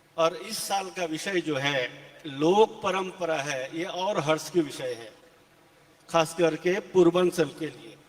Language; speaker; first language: Hindi; non-native, local second language; Assamese